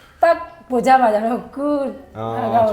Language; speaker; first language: Korean; non-native, learner; Burmese